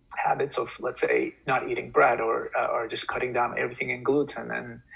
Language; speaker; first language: English; non-native, fluent; Turkish